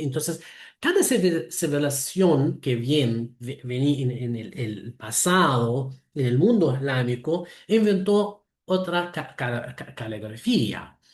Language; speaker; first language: Spanish; non-native, fluent; Arabic